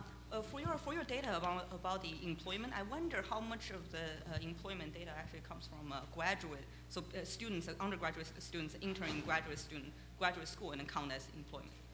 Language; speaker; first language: English; non-native, fluent; Chinese